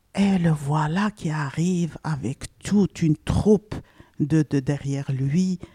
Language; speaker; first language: French; non-native, local second language; Arabic